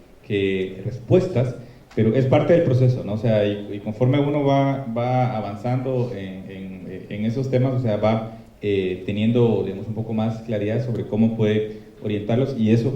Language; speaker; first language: Spanish; native; Spanish